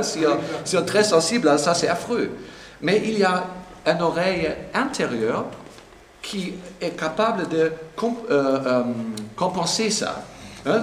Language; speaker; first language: French; non-native, fluent; German